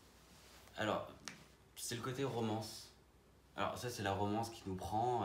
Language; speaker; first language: French; native; French